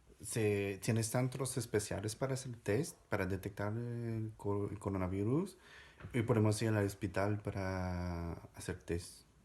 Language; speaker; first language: Spanish; non-native, fluent; French